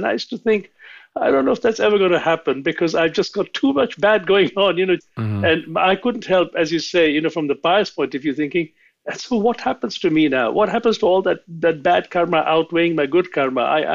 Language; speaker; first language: English; non-native, local second language; Sindhi